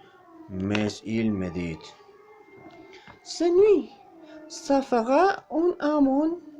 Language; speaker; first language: French; non-native, learner; Spanish